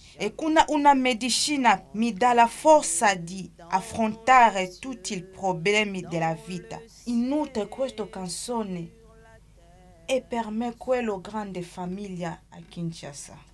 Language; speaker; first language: Italian; non-native, learner; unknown